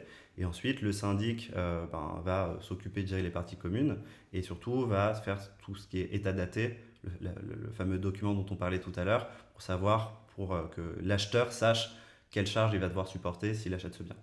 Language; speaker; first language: French; native; French